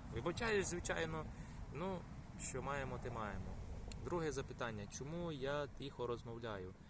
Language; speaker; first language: Ukrainian; native; Ukrainian